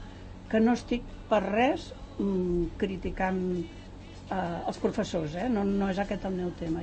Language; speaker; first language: Catalan; native; Catalan